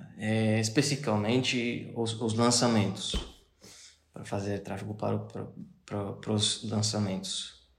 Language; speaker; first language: Portuguese; non-native, learner; Bulgarian